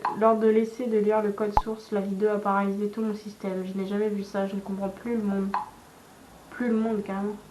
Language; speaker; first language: French; native; French